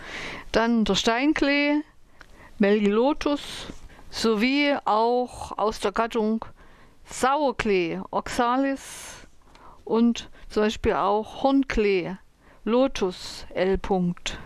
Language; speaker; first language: German; native; German